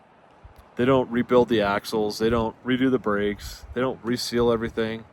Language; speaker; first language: English; native; English